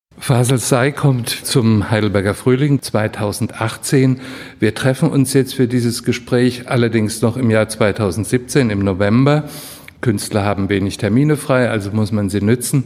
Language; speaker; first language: German; native; German